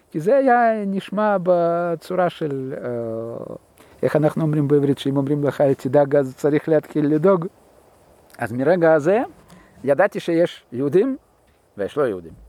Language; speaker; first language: Hebrew; non-native, fluent; Russian